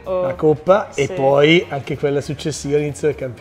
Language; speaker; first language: Italian; native; Italian